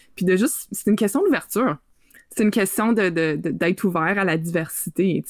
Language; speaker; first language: French; native; French